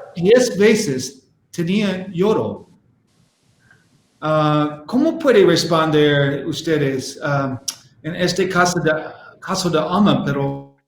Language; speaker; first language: Spanish; non-native, learner; English